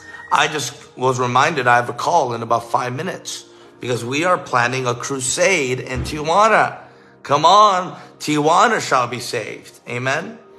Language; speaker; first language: English; native; English